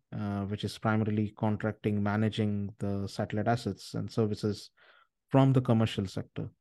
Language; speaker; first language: English; non-native, local second language; Marathi